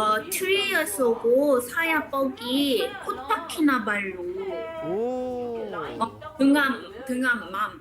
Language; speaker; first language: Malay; non-native, learner; Korean